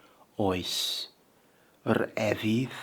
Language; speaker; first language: Welsh; non-native, fluent; English